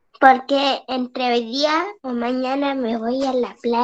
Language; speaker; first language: Spanish; native; Spanish